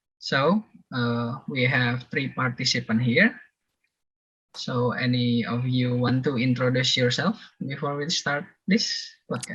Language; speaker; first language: English; non-native, learner; Indonesian